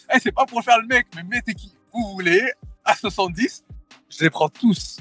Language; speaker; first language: French; early bilingual, other home language; Thai